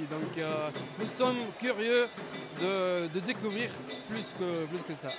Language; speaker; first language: French; non-native, local second language; Arabic